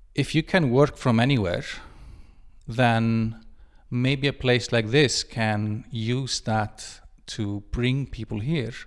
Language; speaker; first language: English; non-native, fluent; Icelandic